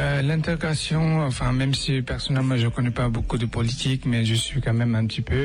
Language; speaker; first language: French; non-native, fluent; Tibetan